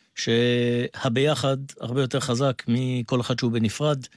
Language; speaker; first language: Hebrew; native; Hebrew